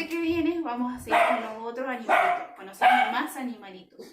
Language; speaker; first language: Spanish; native; Spanish